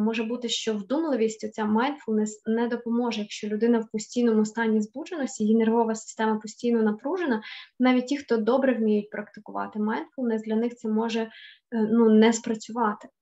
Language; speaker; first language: Ukrainian; native; Ukrainian